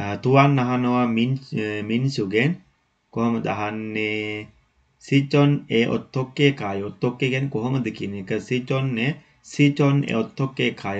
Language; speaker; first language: Korean; non-native, learner; Sinhala